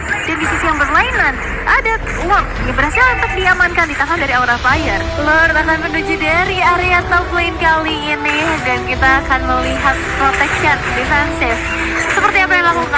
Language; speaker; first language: Indonesian; native; Indonesian